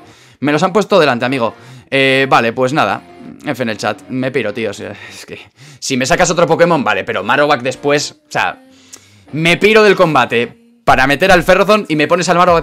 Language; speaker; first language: Spanish; native; Spanish